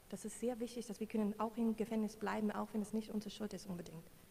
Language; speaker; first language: German; non-native, learner; English